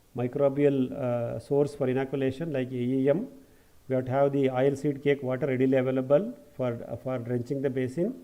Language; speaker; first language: English; non-native, local second language; Kannada